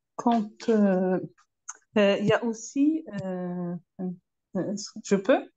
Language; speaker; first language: French; native; French